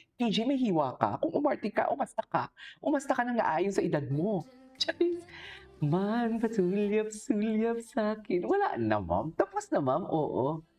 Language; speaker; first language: Filipino; non-native, local second language; Hiligaynon